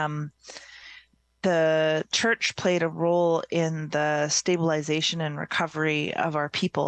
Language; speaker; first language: English; native; English